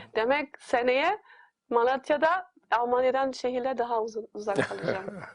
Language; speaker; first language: Turkish; non-native, fluent; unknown